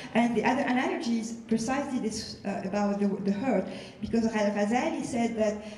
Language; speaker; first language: English; non-native, fluent; French